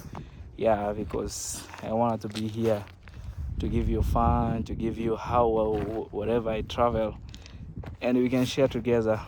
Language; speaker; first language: English; non-native, learner; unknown